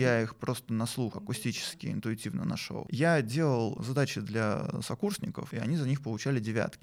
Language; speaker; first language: Russian; native; Russian